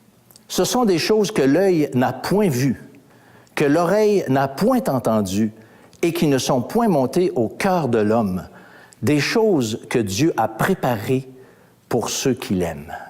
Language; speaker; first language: French; native; French